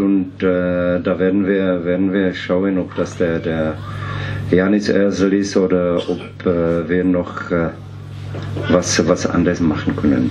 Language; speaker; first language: German; non-native, fluent; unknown